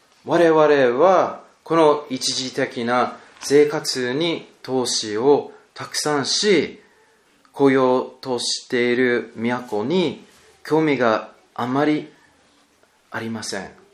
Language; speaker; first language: Japanese; non-native, learner; English